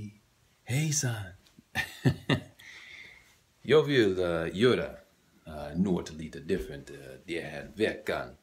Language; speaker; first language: Swedish; non-native, learner; English